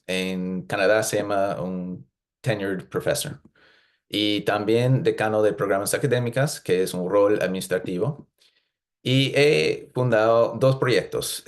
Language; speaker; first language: Spanish; non-native, fluent; English